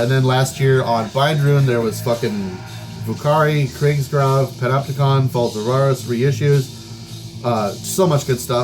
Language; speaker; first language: English; native; English